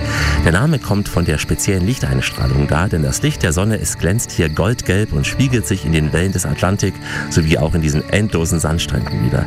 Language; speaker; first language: German; native; German